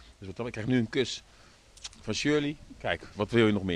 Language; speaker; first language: Dutch; native; Dutch